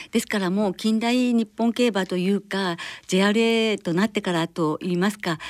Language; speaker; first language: Japanese; native; Japanese